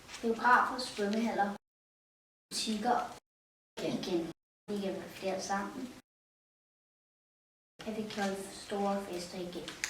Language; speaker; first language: Danish; non-native, learner; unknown